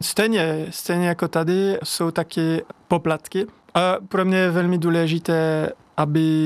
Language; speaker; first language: Czech; non-native, learner; French